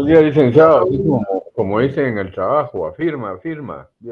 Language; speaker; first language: Spanish; native; Spanish